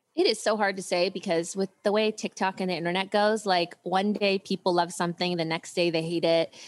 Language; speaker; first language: English; native; English